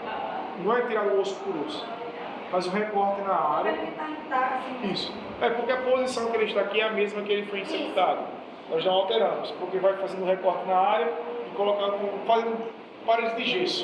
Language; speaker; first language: Portuguese; native; Portuguese